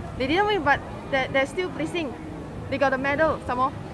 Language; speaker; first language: English; non-native, local second language; Chinese